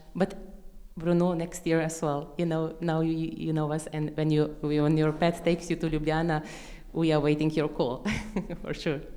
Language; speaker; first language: English; non-native, fluent; Slovenian